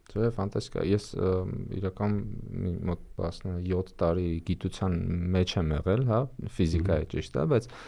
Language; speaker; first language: Armenian; native; Armenian